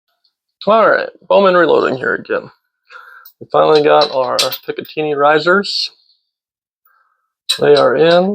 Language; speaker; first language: English; native; English